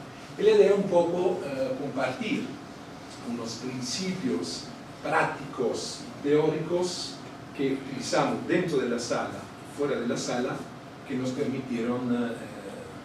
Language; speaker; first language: Spanish; non-native, fluent; Italian